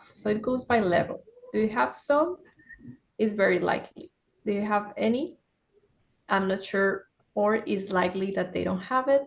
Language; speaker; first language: English; non-native, fluent; Spanish